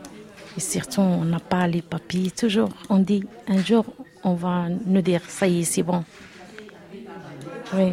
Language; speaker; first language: French; non-native, learner; Arabic